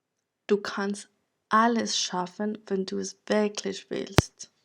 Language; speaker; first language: German; non-native, fluent; Spanish